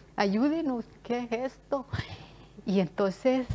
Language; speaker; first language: Spanish; native; Spanish